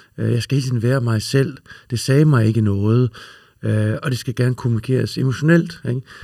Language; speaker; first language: Danish; native; Danish